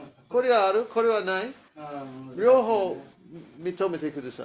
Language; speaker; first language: Japanese; non-native, learner; English